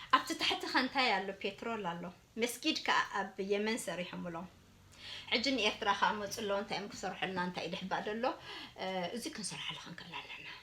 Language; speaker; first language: Tigrinya; early bilingual, heritage; Tigrinya